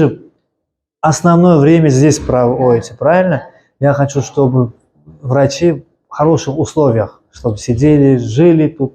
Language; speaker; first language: Russian; non-native, local second language; Uzbek